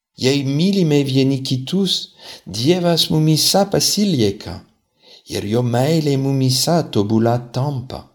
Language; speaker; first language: Lithuanian; non-native, fluent; French